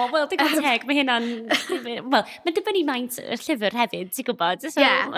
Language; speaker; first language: Welsh; non-native, local second language; English